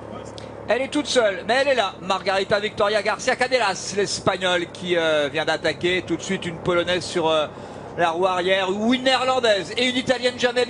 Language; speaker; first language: French; native; French